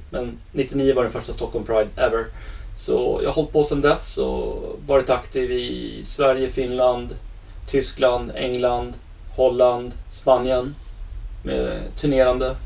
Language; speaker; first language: Swedish; early bilingual, other home language; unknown